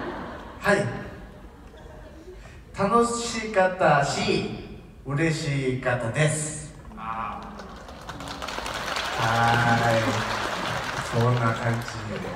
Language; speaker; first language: Japanese; non-native, learner; Korean